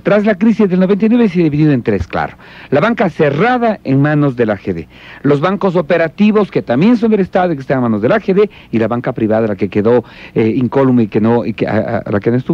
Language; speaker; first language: Spanish; native; Spanish